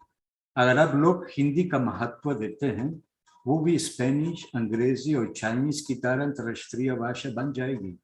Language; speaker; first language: Hindi; non-native, fluent; Spanish